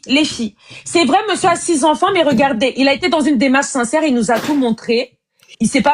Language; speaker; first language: French; native; French